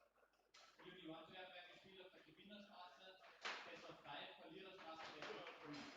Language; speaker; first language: German; native; German